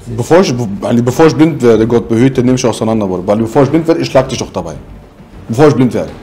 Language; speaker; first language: German; early bilingual, other home language; Arabic